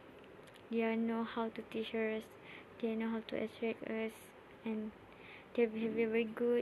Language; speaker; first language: English; non-native, learner; Malay